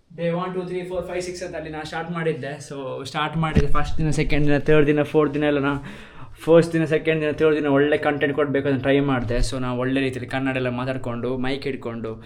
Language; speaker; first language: Kannada; non-native, local second language; Tulu